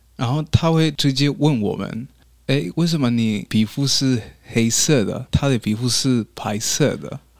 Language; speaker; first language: Chinese; non-native, fluent; Spanish